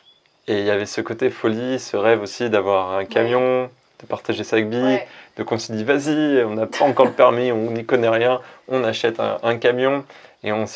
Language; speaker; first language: French; native; French